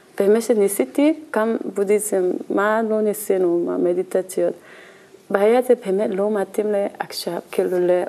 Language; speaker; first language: Hebrew; non-native, learner; Korean